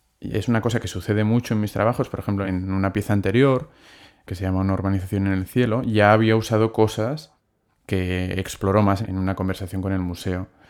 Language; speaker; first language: Spanish; non-native, local second language; Catalan